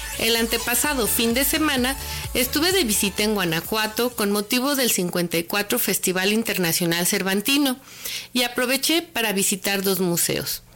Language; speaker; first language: Spanish; native; Spanish